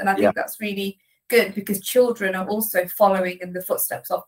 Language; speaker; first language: English; native; English